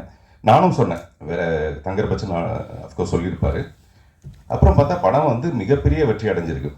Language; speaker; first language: Tamil; native; Tamil